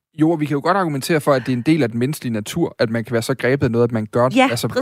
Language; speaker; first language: Danish; native; Danish